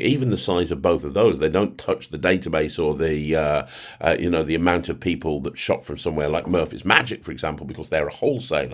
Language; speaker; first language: English; native; English